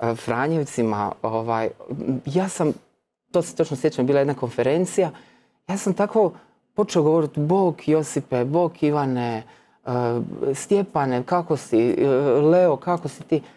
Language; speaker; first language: Croatian; native; Croatian